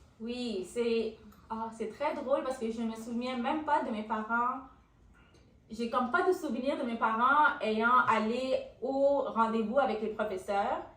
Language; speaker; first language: French; early bilingual, other home language; Urdu